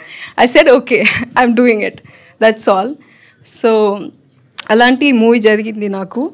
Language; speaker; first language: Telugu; non-native, learner; Tamil